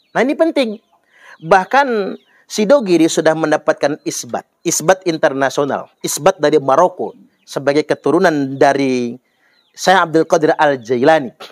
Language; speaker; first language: Indonesian; native; Indonesian